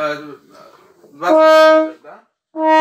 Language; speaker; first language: Russian; non-native, learner; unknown